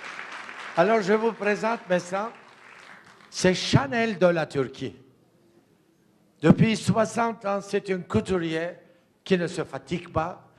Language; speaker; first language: French; non-native, fluent; Turkish